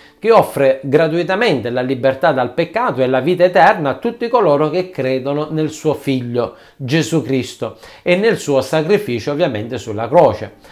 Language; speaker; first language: Italian; native; Italian